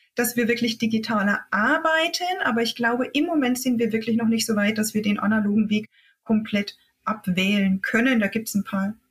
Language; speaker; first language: German; native; German